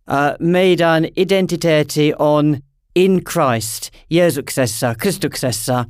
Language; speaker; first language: Finnish; non-native, learner; English